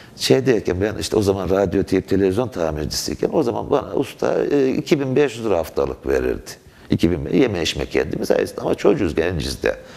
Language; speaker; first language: Turkish; native; Turkish